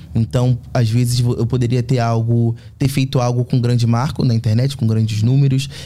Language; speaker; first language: Portuguese; native; Portuguese